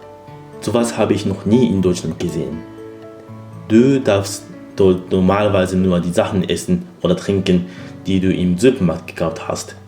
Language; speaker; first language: German; non-native, fluent; Japanese